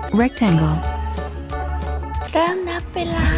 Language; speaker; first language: Thai; native; Thai